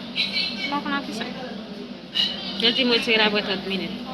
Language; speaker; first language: French; non-native, local second language; Haitian Creole